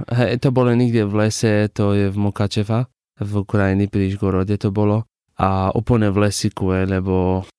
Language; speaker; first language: Slovak; non-native, learner; Persian